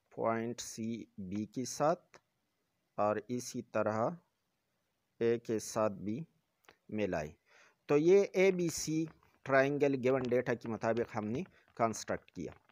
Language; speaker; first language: Urdu; non-native, local second language; Pashto